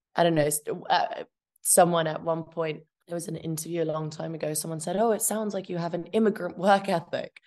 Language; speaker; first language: English; early bilingual, other home language; Albanian